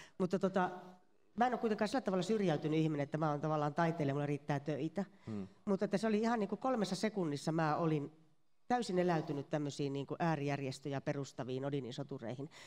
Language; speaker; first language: Finnish; native; Finnish